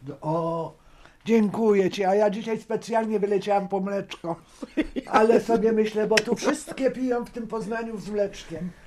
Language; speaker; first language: Polish; native; Polish